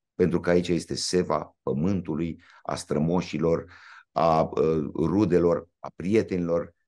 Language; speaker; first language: Romanian; native; Romanian